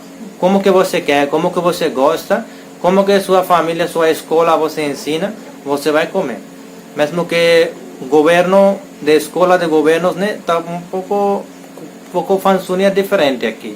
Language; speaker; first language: Portuguese; non-native, learner; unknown